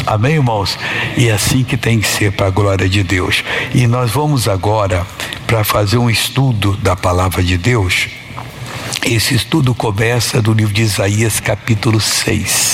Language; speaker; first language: Portuguese; native; Portuguese